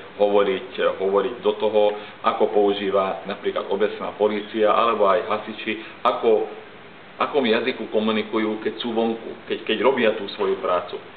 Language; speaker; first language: Slovak; non-native, local second language; Hungarian